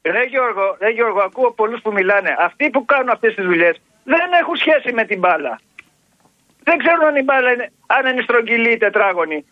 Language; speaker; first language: Greek; non-native, fluent; Polish